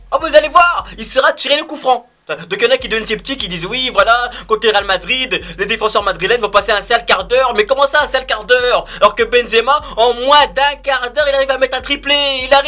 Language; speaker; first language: French; native; French